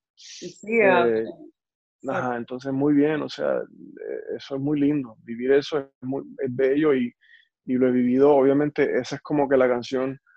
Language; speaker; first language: Spanish; native; Spanish